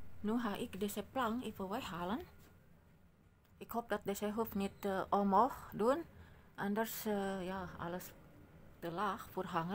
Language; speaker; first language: Dutch; non-native, learner; Indonesian